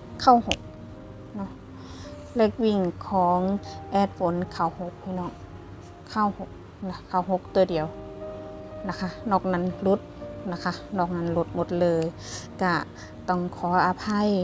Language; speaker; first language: Thai; non-native, local second language; Northeastern Thai